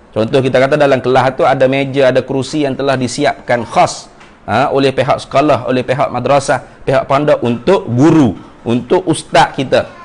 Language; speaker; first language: Malay; native; Malay